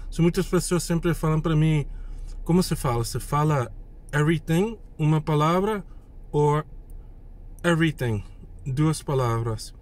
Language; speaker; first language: Portuguese; non-native, fluent; English